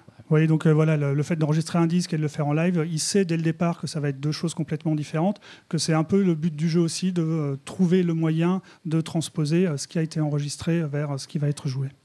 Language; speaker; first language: French; native; French